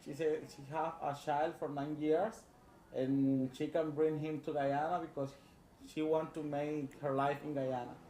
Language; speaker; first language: English; non-native, learner; Spanish